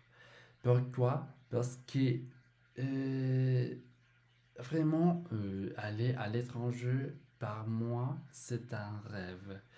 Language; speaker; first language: French; non-native, learner; Spanish